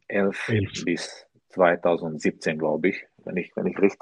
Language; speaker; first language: German; non-native, learner; Slovak